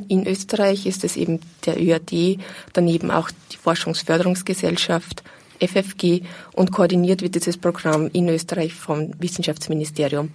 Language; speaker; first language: German; native; German